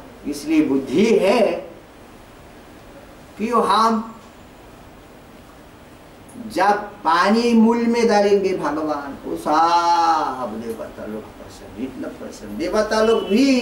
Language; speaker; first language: Hindi; non-native, learner; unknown